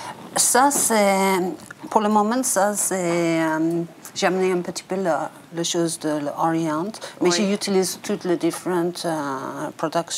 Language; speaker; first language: French; non-native, learner; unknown